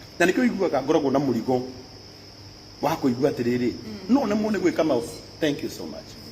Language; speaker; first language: Kikuyu; native; Kikuyu